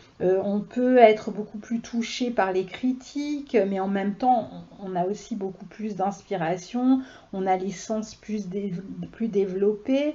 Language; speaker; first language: French; native; French